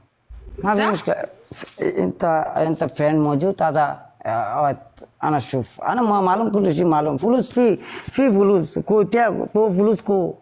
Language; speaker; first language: Arabic; non-native, learner; Bangla